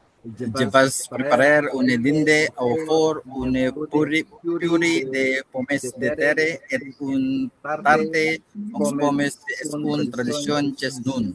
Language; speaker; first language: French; non-native, learner; Spanish